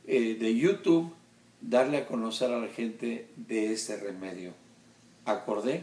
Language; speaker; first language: Spanish; early bilingual, heritage; Spanish